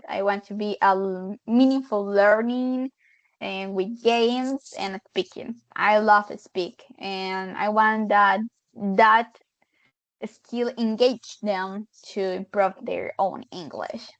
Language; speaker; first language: English; non-native, fluent; Spanish